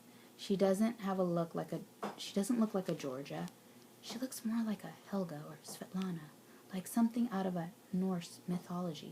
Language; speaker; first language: English; native; English